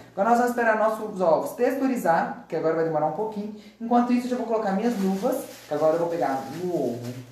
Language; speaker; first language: Portuguese; native; Portuguese